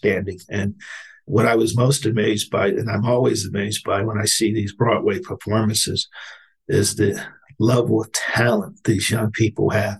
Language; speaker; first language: English; native; English